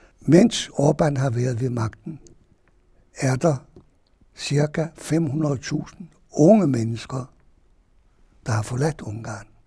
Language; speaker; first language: Danish; non-native, fluent; Hungarian